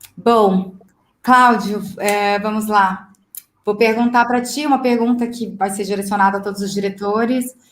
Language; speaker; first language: Portuguese; native; Portuguese